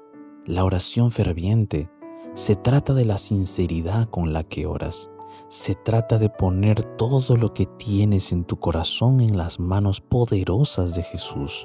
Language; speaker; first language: Spanish; native; Spanish